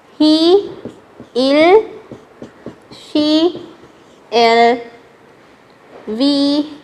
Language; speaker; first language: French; non-native, fluent; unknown